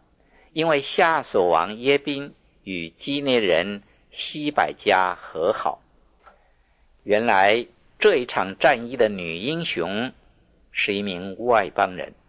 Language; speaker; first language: Chinese; native; Chinese